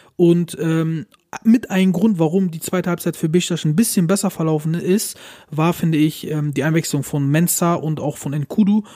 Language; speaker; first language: German; early bilingual, other home language; Turkish